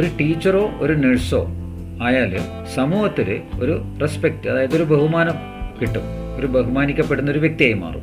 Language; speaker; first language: Malayalam; native; Malayalam